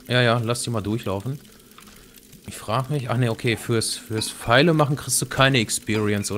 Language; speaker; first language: German; native; German